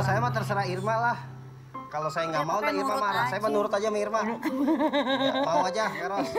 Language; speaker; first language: Indonesian; native; Indonesian